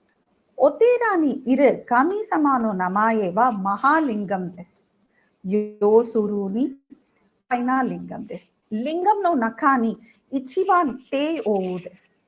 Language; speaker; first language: Japanese; non-native, fluent; Tamil